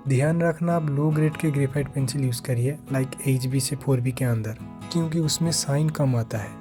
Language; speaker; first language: Hindi; non-native, local second language; Bangla